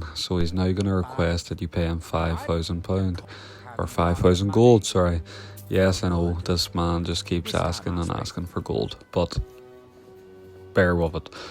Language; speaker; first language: English; native; English